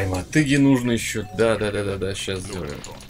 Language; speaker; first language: Russian; native; Russian